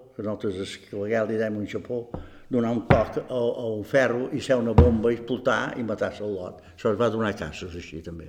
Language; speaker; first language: Catalan; native; Catalan